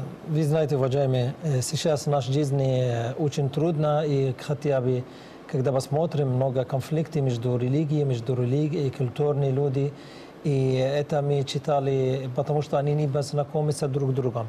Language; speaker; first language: Russian; non-native, learner; Arabic